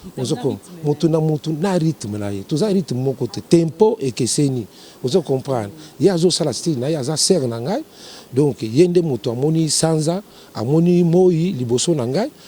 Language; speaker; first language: Lingala; non-native, local second language; Luba-Lulua